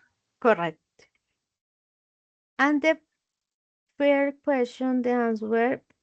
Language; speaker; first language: English; non-native, learner; Spanish